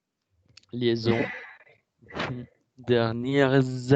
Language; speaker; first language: French; non-native, fluent; Spanish